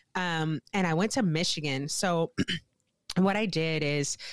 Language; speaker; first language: English; native; English